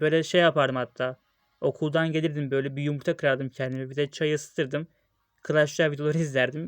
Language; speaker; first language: Turkish; native; Turkish